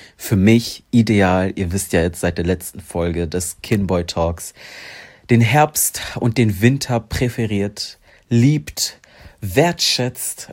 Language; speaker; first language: German; early bilingual, other home language; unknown